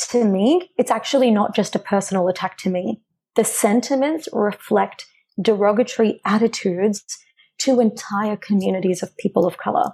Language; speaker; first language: English; native; English